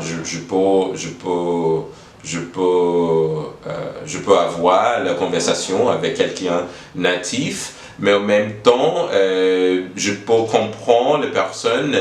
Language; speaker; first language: French; non-native, learner; English